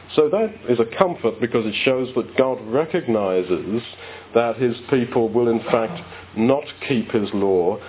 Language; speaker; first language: English; native; English